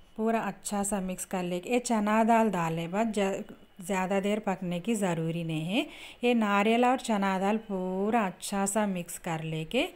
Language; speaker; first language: Hindi; native; Hindi